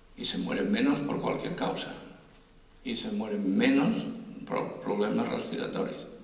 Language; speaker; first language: Spanish; native; Spanish